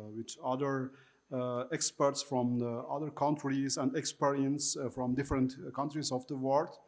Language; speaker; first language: English; non-native, fluent; Turkish